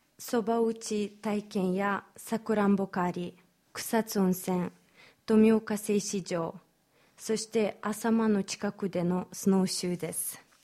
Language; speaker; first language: Japanese; non-native, fluent; Romanian